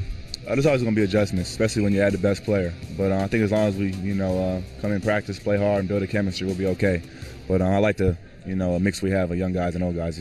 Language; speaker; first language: English; native; English